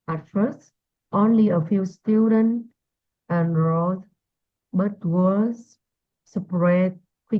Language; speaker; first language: English; non-native, learner; Vietnamese